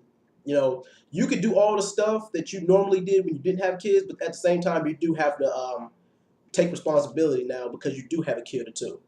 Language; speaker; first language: English; native; English